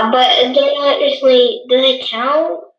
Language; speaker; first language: English; native; English